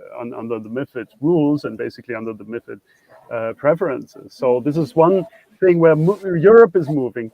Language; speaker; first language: English; non-native, fluent; German